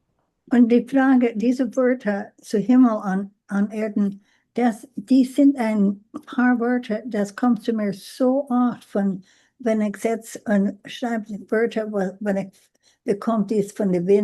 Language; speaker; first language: German; non-native, learner; English